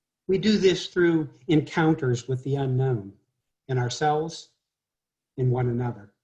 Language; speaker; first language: English; native; English